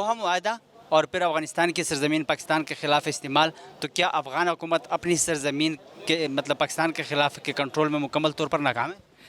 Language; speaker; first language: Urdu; non-native, local second language; Pashto